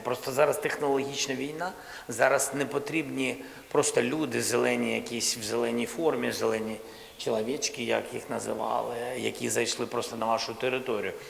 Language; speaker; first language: Ukrainian; non-native, local second language; Russian